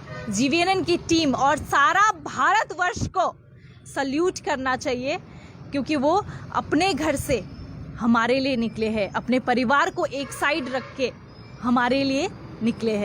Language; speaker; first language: Hindi; native; Hindi